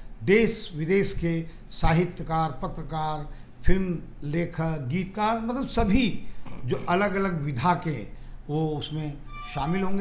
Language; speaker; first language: Hindi; native; Hindi